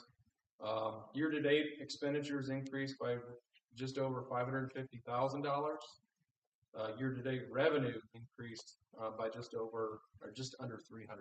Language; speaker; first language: English; native; English